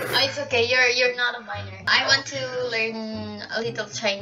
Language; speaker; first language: English; non-native, learner; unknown